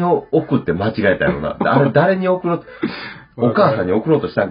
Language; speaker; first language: Japanese; native; Japanese